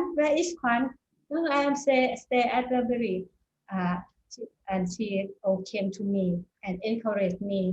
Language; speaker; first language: English; non-native, fluent; Thai